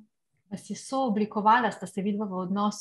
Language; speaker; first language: Slovenian; native; Slovenian